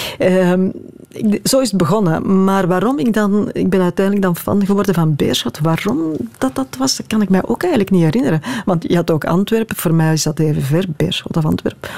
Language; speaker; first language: Dutch; native; Dutch